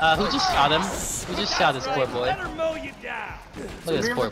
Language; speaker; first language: English; native; English